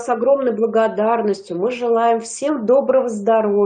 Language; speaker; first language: Russian; native; Russian